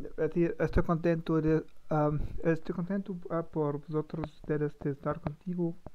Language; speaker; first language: Spanish; non-native, learner; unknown